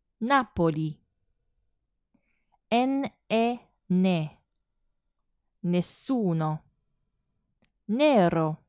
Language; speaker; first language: Italian; non-native, fluent; Chinese